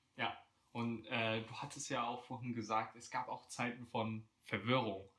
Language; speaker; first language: German; native; German